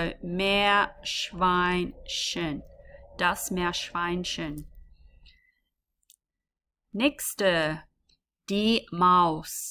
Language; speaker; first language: German; non-native, learner; English